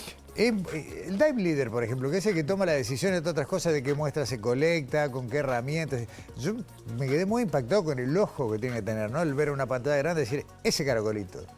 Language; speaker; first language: Spanish; native; Spanish